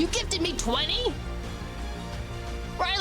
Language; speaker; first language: English; native; English